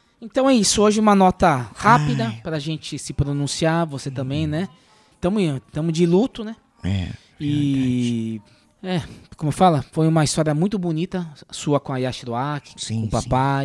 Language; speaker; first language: Portuguese; native; Portuguese